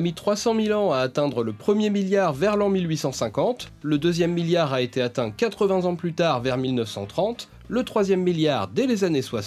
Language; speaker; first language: French; native; French